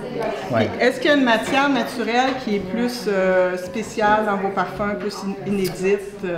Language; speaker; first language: French; native; French